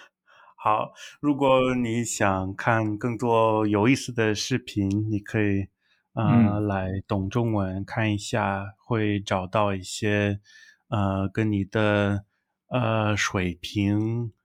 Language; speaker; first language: Chinese; non-native, learner; English